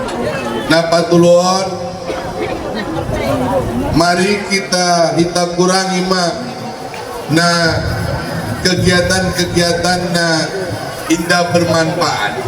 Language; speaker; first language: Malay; non-native, local second language; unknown